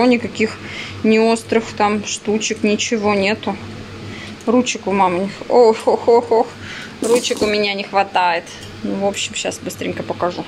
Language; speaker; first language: Russian; native; Russian